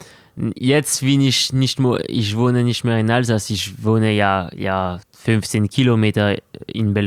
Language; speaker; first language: German; non-native, local second language; French